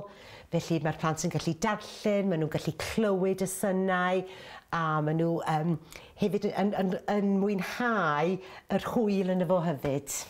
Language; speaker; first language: Welsh; native; Welsh